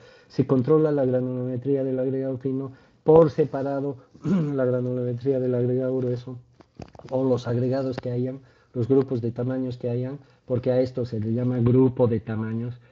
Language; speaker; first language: Spanish; native; Spanish